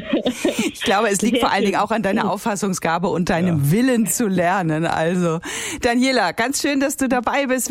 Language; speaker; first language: German; native; German